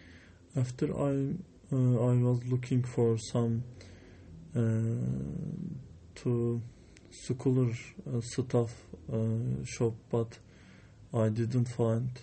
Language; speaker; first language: English; non-native, learner; Turkish